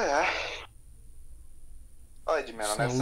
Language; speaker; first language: Portuguese; native; Portuguese